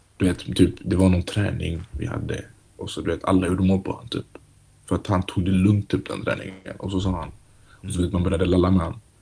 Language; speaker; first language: Swedish; early bilingual, other home language; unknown